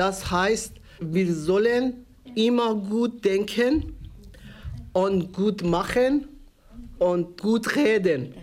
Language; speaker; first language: German; non-native, learner; Persian